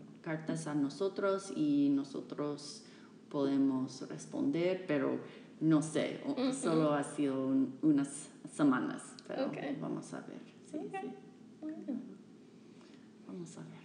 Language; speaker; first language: Spanish; non-native, fluent; English